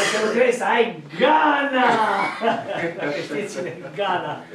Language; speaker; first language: Romanian; native; Romanian